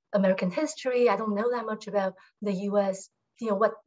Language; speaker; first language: English; non-native, fluent; Chinese